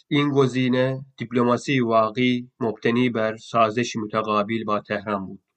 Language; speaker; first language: Persian; non-native, fluent; Turkish